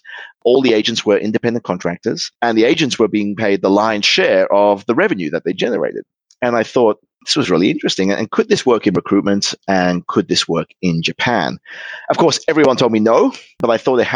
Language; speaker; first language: English; native; English